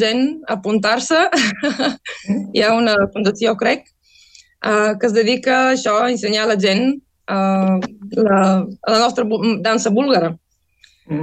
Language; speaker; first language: Catalan; non-native, fluent; Bulgarian